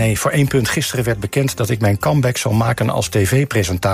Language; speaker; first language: Dutch; native; Dutch